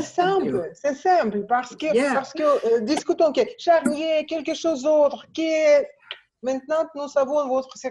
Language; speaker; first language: French; non-native, learner; Russian